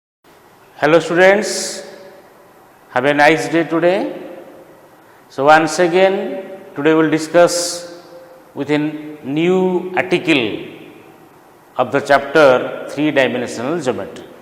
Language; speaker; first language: English; non-native, local second language; Odia